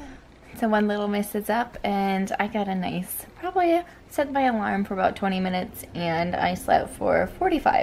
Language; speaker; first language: English; native; English